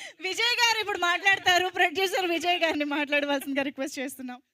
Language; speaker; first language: Telugu; native; Telugu